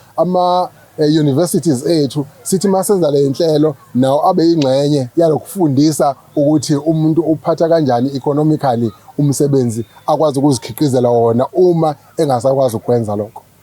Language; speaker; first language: Zulu; native; Zulu